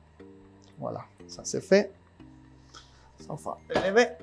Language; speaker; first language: French; non-native, learner; Italian